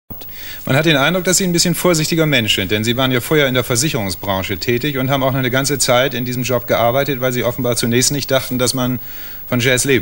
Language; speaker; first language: German; native; German